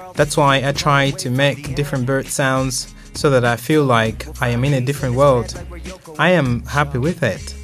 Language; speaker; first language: English; non-native, local second language; Nyanja